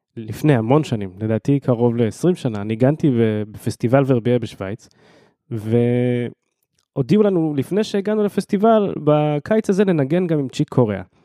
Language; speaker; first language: Hebrew; native; Hebrew